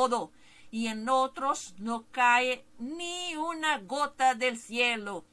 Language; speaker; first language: Spanish; non-native, fluent; Portuguese